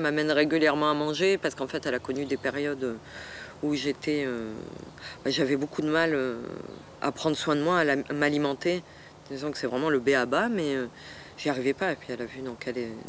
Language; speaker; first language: French; native; French